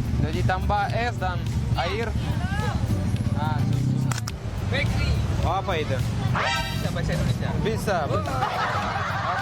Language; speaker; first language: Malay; non-native, learner; English